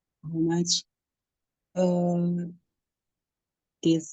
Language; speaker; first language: English; non-native, learner; Indonesian